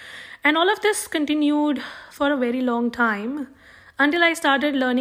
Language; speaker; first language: English; non-native, local second language; Hindi